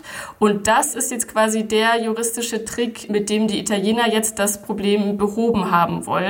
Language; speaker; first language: German; native; German